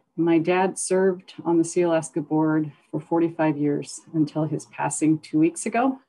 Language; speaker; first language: English; native; English